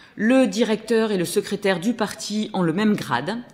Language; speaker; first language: French; native; French